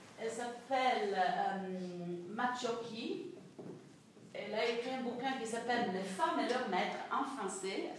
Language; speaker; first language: French; non-native, fluent; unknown